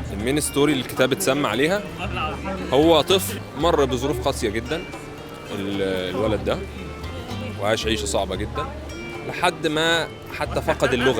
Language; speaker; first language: Arabic; native; Arabic